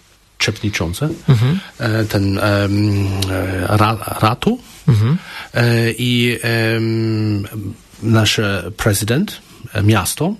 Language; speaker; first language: Polish; non-native, learner; Chinese